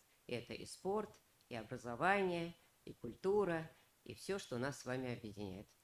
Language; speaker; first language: Russian; native; Russian